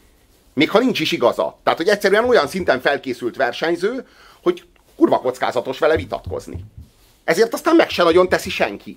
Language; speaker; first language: Hungarian; native; Hungarian